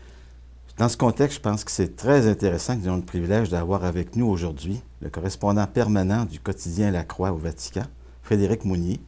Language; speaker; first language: French; native; French